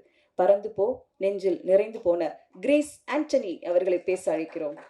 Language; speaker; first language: Tamil; native; Tamil